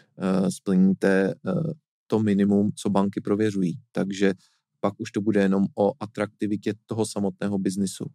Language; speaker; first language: Czech; native; Czech